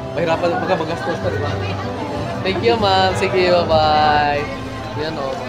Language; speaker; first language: Filipino; native; Filipino